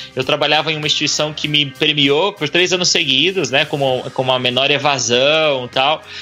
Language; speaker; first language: Portuguese; native; Portuguese